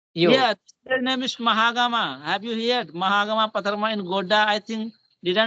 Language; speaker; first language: English; non-native, learner; Hindi